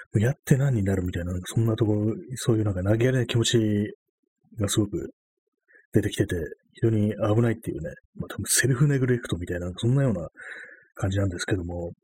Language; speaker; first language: Japanese; native; Japanese